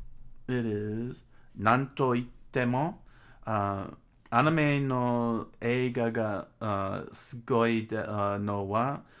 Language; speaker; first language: Japanese; non-native, learner; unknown